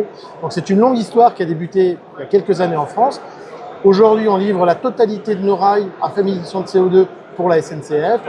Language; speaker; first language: French; native; French